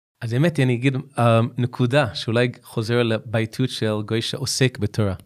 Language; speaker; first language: Hebrew; non-native, fluent; English